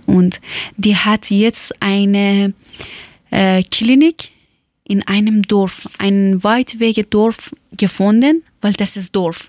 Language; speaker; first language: German; non-native, learner; Persian